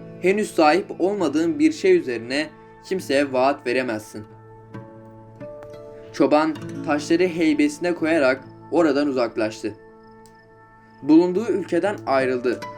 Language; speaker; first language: Turkish; native; Turkish